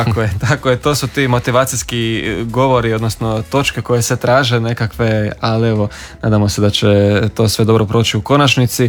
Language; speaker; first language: Serbian; native; Serbian